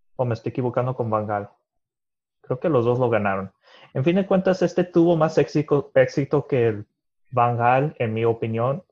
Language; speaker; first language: Spanish; early bilingual, heritage; Spanish